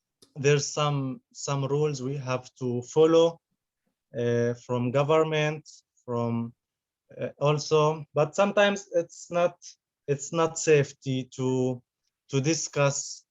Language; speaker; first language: English; non-native, fluent; Arabic